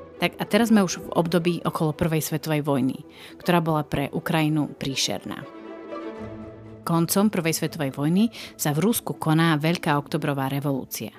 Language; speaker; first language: Slovak; native; Slovak